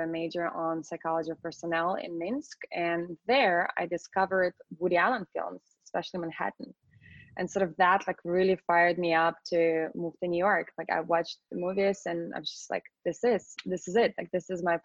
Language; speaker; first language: English; non-native, fluent; Russian